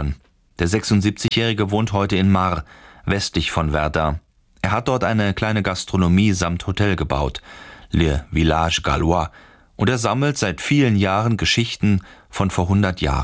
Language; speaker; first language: German; native; German